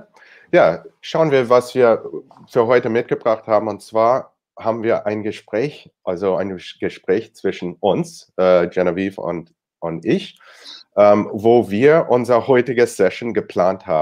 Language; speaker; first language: German; non-native, fluent; English